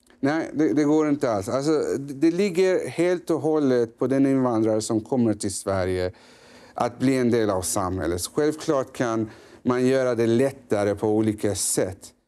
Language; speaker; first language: Swedish; early bilingual, other home language; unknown